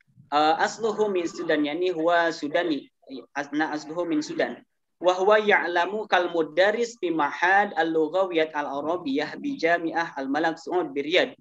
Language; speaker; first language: Arabic; non-native, learner; Indonesian